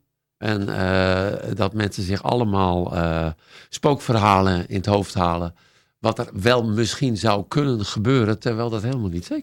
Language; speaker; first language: Dutch; native; Dutch